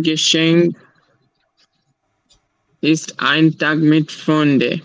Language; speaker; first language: German; non-native, learner; Bangla